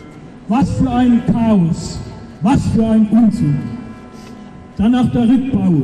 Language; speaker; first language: German; native; German